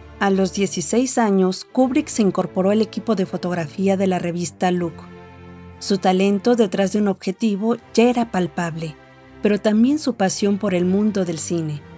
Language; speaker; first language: Spanish; native; Spanish